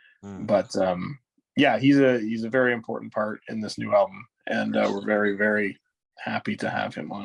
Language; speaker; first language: English; native; English